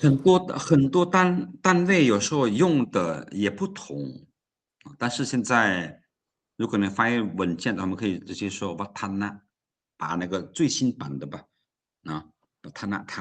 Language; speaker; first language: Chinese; non-native, fluent; Lao